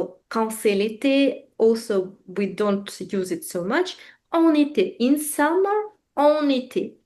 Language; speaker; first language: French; non-native, fluent; Russian